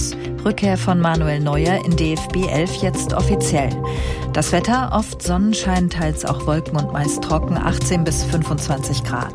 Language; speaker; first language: German; native; German